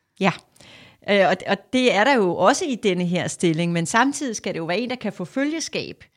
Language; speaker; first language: Danish; native; Danish